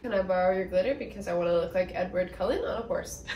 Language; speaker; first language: English; native; English